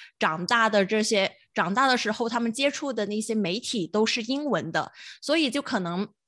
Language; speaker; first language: Chinese; non-native, local second language; Cantonese